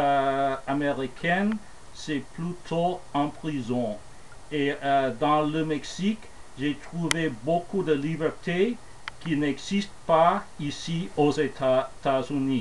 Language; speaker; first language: French; non-native, fluent; English